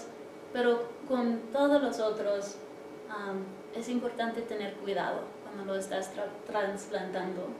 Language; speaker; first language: Spanish; early bilingual, heritage; English